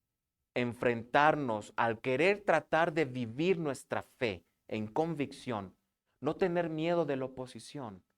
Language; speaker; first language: Spanish; native; Spanish